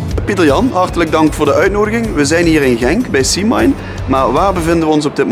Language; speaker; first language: Dutch; native; Dutch